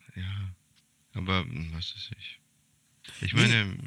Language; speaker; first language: German; early bilingual, other home language; Serbian